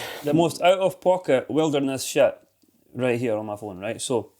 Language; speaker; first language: English; native; English